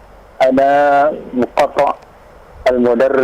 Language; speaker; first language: Arabic; non-native, learner; Indonesian